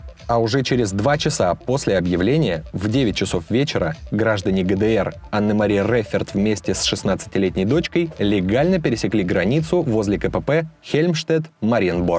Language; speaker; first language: Russian; native; Russian